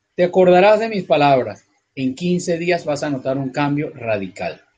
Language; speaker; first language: Spanish; native; Spanish